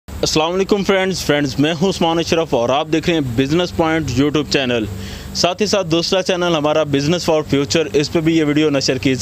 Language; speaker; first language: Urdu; non-native, local second language; Punjabi